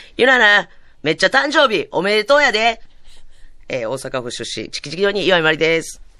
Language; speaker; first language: Japanese; native; Japanese